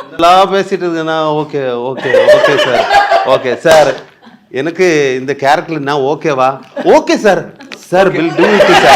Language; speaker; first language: Tamil; non-native, learner; Malayalam